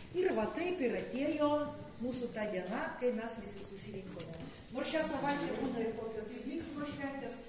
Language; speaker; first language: Lithuanian; non-native, local second language; Polish